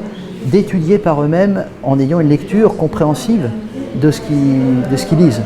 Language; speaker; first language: French; native; French